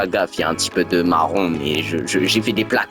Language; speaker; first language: French; native; French